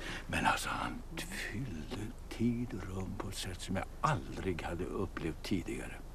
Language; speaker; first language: Swedish; native; Swedish